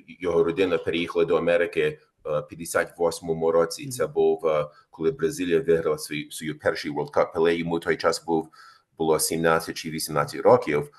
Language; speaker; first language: Ukrainian; early bilingual, heritage; Ukrainian